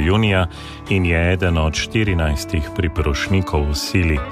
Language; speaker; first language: Slovenian; native; Slovenian